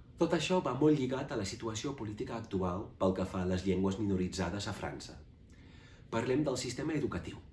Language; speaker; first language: Catalan; non-native, fluent; English